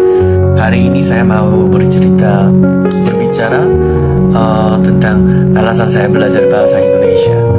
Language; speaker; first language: Indonesian; non-native, learner; Korean